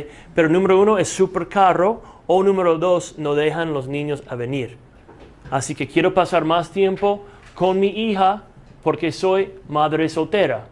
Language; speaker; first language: Spanish; non-native, fluent; English